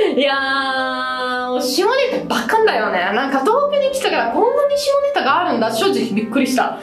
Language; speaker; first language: Japanese; non-native, fluent; Italian